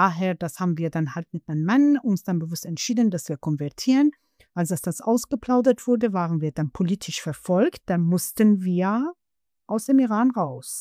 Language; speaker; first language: German; non-native, fluent; Persian